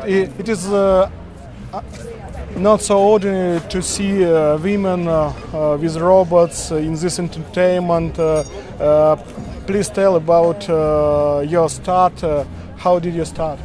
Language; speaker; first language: English; non-native, learner; Russian